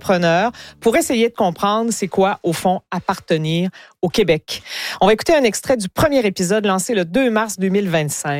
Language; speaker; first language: French; native; French